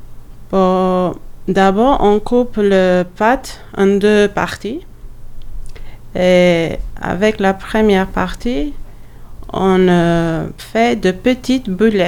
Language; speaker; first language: French; non-native, learner; Albanian